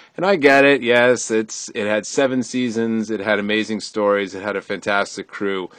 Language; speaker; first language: English; native; English